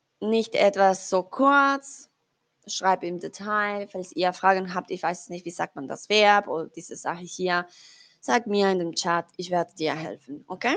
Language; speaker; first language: German; non-native, learner; Spanish